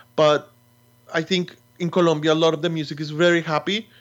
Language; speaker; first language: English; non-native, fluent; Spanish